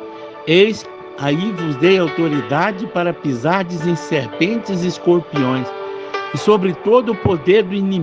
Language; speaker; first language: Portuguese; native; Portuguese